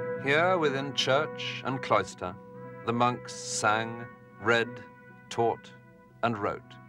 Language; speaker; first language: English; native; English